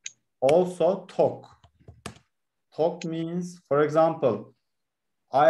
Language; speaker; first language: English; non-native, learner; Turkish